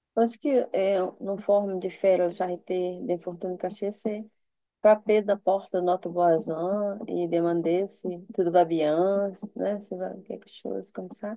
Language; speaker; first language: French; non-native, learner; Portuguese